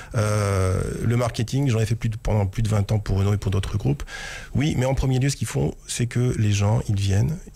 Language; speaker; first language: French; non-native, fluent; Romanian